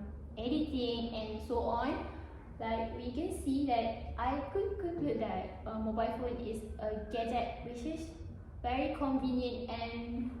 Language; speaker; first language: English; non-native, learner; Malay